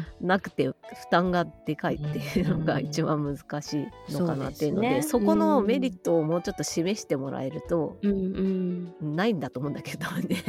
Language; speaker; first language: Japanese; native; Japanese